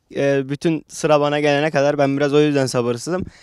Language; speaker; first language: Turkish; native; Turkish